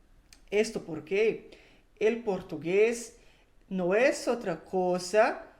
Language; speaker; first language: Spanish; non-native, fluent; Portuguese